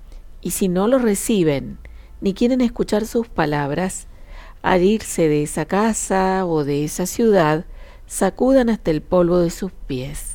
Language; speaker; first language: Spanish; native; Spanish